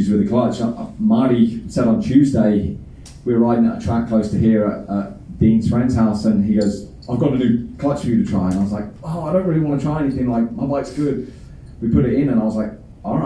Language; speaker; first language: English; native; English